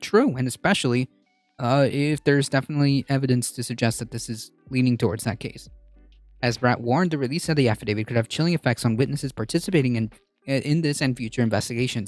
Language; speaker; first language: English; native; English